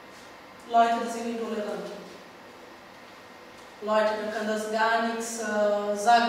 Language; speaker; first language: German; non-native, learner; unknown